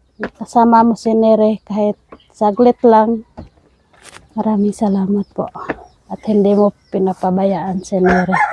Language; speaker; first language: Filipino; non-native, local second language; Cebuano